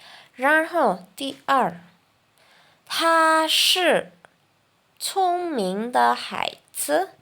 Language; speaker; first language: Chinese; non-native, fluent; Indonesian